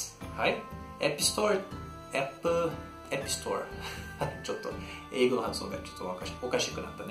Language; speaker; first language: Japanese; non-native, fluent; Portuguese